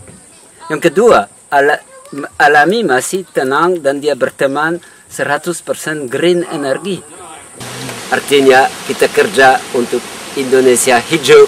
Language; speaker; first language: Indonesian; non-native, learner; French